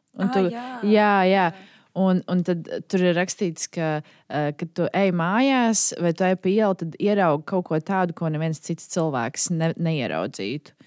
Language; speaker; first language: Latvian; native; Latvian